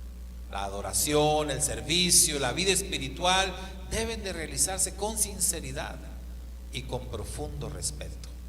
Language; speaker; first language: Spanish; native; Spanish